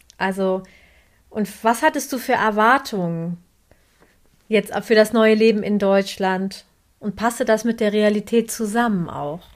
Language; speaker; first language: German; early bilingual, other home language; Turkish